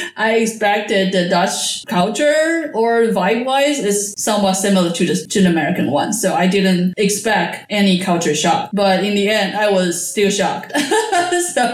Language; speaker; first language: English; non-native, fluent; Chinese